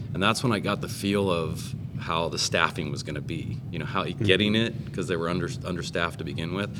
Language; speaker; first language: English; native; English